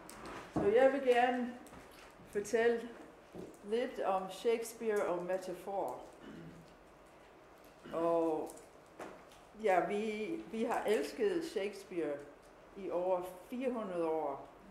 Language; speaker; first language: Danish; non-native, fluent; English